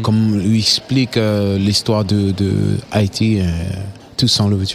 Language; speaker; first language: French; non-native, learner; English